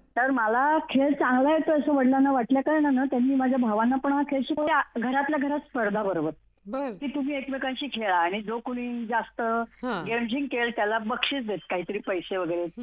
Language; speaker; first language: Marathi; native; Marathi